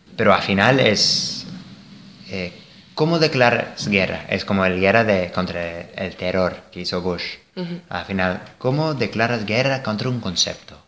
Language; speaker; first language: Spanish; non-native, fluent; English